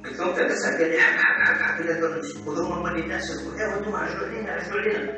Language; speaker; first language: Arabic; native; Arabic